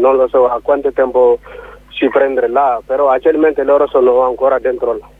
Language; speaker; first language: Italian; non-native, learner; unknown